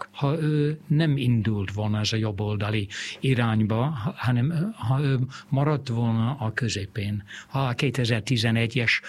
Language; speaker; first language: Hungarian; non-native, fluent; English